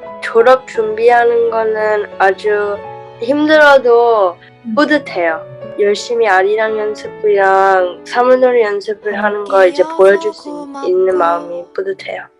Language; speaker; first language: Korean; early bilingual, heritage; English